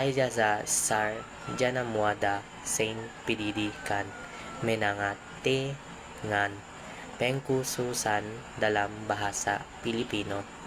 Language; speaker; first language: Indonesian; non-native, learner; Filipino